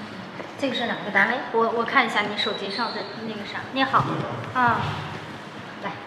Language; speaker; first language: Chinese; native; Chinese